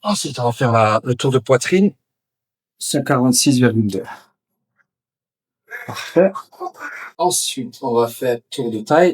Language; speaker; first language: French; native; French